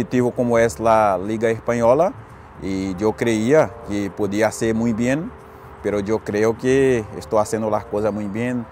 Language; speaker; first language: Spanish; non-native, fluent; Portuguese